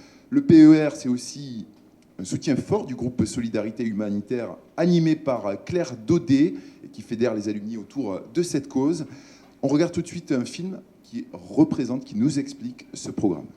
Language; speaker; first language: French; native; French